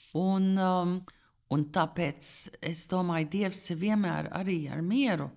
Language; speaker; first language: Latvian; early bilingual, heritage; Latvian